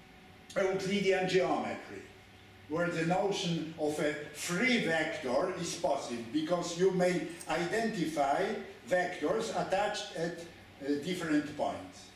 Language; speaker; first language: English; non-native, fluent; Polish